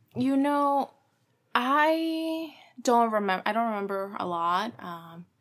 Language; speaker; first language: English; early bilingual, other home language; Spanish